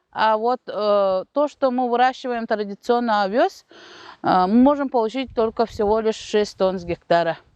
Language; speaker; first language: Russian; non-native, local second language; Yakut